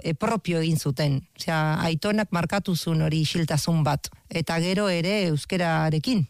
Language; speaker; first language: Basque; non-native, learner; Spanish